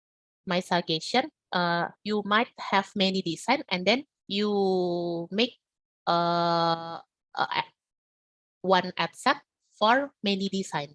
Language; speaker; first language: English; non-native, learner; Indonesian